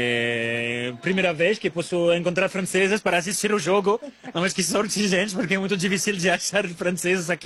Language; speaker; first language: Portuguese; non-native, learner; French